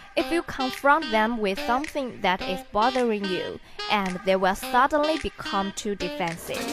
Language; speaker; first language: English; non-native, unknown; Chinese